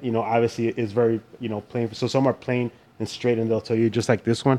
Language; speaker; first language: English; early bilingual, other home language; Spanish